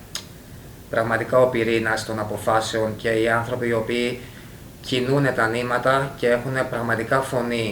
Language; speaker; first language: Greek; native; Greek